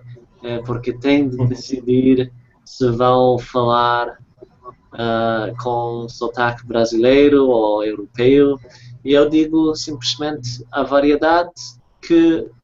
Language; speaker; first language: Portuguese; non-native, fluent; English